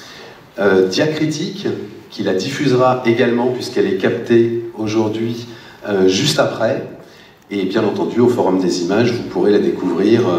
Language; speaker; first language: French; native; French